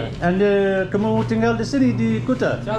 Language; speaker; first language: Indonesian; non-native, learner; English